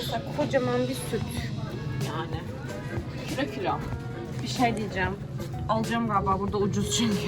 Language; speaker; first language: Turkish; native; Turkish